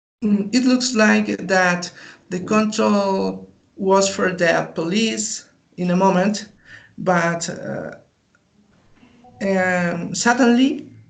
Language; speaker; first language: English; non-native, learner; Spanish